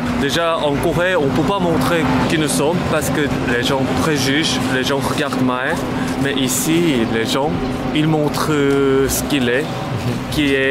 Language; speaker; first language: French; non-native, learner; Korean